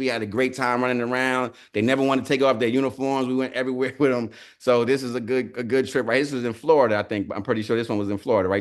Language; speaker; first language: English; native; English